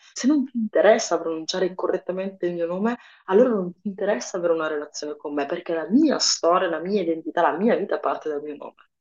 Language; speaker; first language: Italian; early bilingual, other home language; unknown